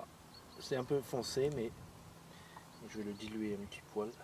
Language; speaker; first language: French; native; French